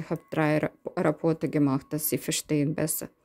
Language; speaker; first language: German; non-native, learner; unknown